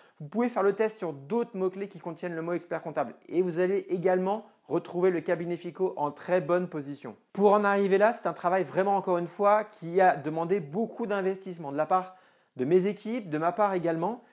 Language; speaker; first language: French; native; French